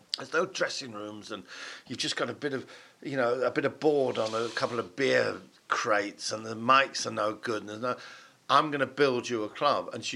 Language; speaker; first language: English; native; English